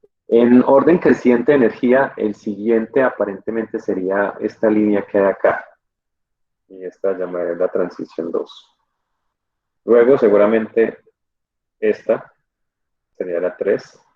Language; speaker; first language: Spanish; native; Spanish